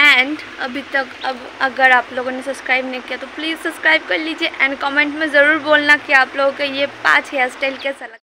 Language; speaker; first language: Hindi; non-native, local second language; Bangla